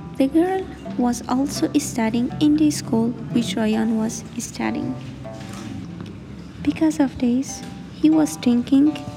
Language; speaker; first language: English; non-native, learner; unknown